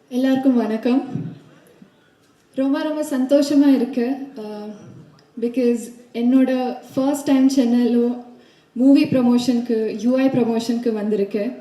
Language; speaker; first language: Tamil; non-native, learner; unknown